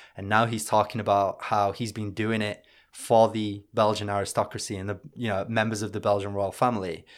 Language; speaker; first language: English; native; English